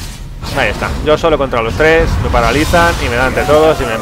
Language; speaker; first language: Spanish; native; Spanish